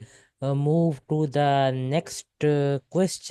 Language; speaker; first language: English; non-native, local second language; Urdu